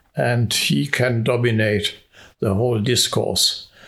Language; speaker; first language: English; non-native, fluent; Hungarian